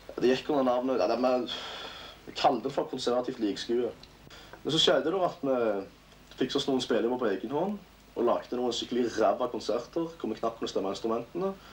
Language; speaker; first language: Norwegian; native; Norwegian